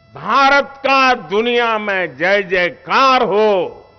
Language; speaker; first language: Hindi; non-native, local second language; Gujarati